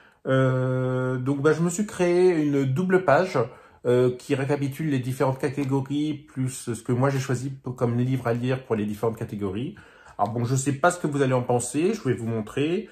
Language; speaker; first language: French; native; French